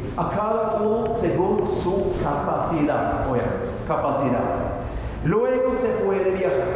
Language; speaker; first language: Spanish; non-native, fluent; Norwegian